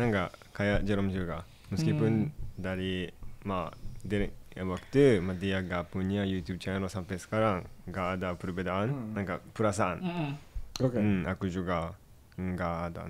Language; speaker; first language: Indonesian; non-native, fluent; Japanese